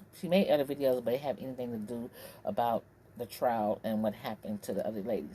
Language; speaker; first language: English; native; English